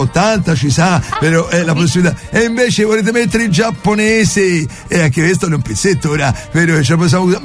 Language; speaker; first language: Italian; native; Italian